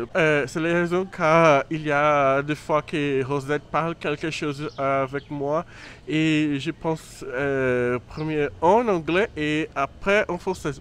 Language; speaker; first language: French; non-native, learner; Portuguese